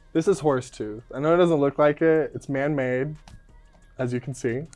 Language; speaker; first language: English; native; English